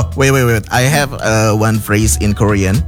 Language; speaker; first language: English; non-native, fluent; Indonesian